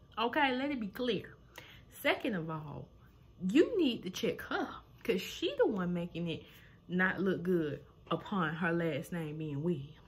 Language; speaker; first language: English; native; English